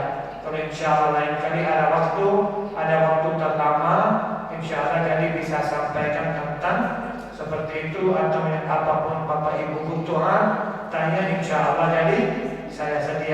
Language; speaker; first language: Indonesian; non-native, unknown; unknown